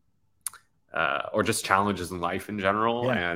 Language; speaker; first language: English; native; English